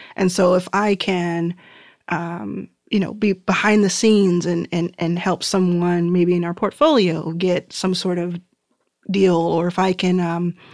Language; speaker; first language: English; native; English